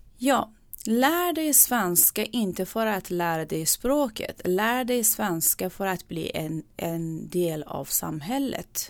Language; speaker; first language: Swedish; non-native, fluent; Persian